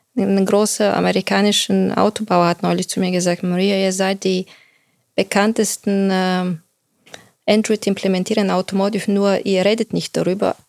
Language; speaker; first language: German; non-native, fluent; Bulgarian